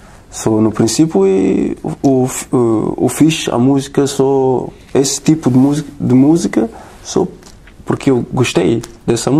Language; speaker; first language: Portuguese; non-native, learner; French